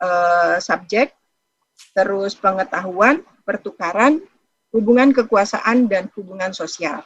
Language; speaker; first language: Indonesian; native; Indonesian